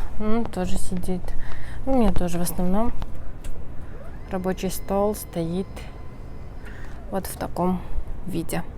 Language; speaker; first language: Russian; non-native, local second language; Kyrgyz